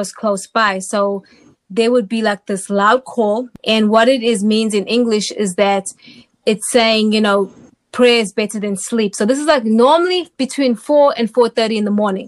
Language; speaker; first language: English; native; English